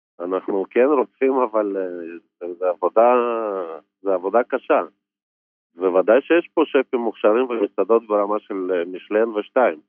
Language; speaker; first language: Hebrew; non-native, fluent; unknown